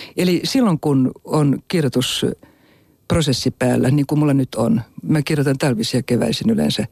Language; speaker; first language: Finnish; native; Finnish